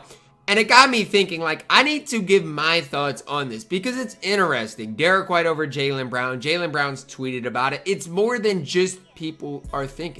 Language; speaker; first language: English; native; English